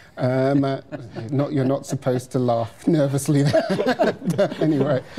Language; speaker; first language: English; native; English